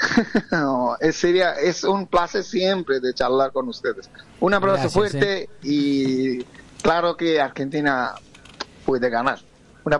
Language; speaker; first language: Spanish; non-native, fluent; Bangla